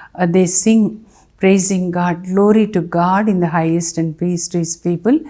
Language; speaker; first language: English; non-native, local second language; Telugu